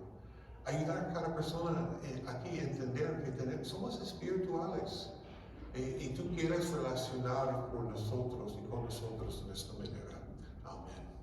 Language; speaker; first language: Spanish; non-native, fluent; English